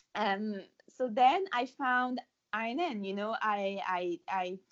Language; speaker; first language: English; non-native, fluent; French